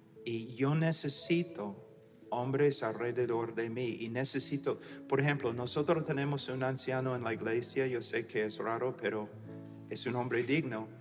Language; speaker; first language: Spanish; non-native, fluent; English